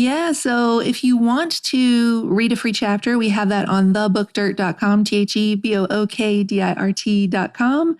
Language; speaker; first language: English; native; English